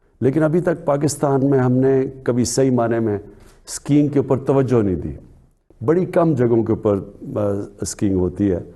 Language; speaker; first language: Urdu; native; Urdu